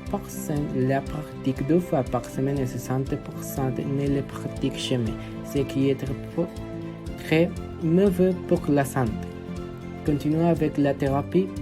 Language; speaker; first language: French; non-native, learner; Spanish